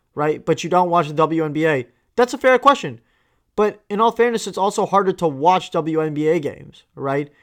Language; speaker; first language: English; non-native, local second language; Tamil